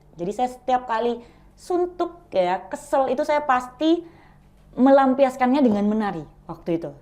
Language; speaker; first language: Indonesian; non-native, local second language; Madurese